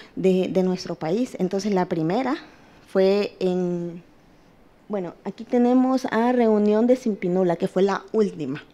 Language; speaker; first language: Spanish; native; Spanish